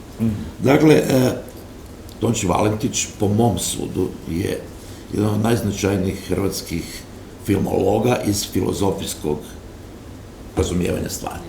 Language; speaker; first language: Croatian; native; Croatian